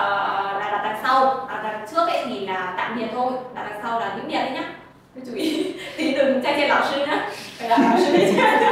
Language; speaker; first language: Chinese; non-native, fluent; Vietnamese